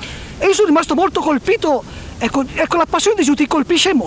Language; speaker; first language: Italian; native; Italian